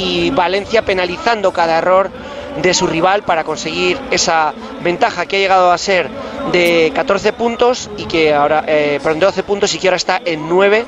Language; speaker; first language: Spanish; native; Spanish